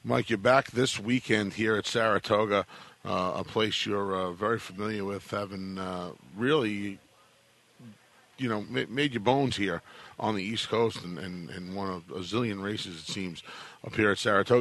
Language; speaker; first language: English; native; English